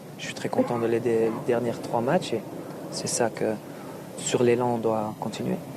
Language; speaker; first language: French; non-native, local second language; Dutch